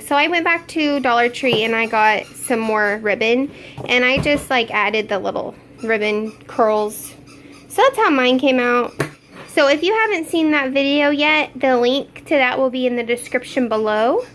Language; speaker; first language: English; native; English